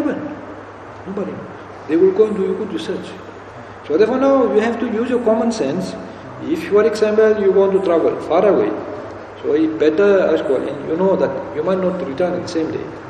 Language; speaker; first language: English; non-native, fluent; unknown